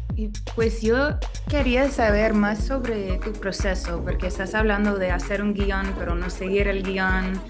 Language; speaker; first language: Spanish; non-native, fluent; English